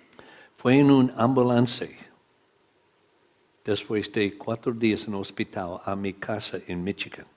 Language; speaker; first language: Spanish; non-native, learner; English